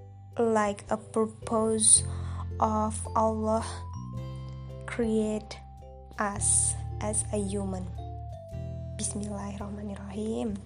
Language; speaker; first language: English; non-native, local second language; Indonesian